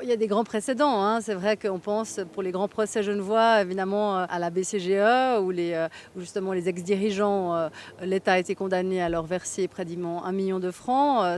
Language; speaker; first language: French; native; French